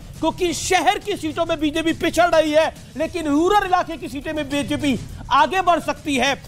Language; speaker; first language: Hindi; native; Hindi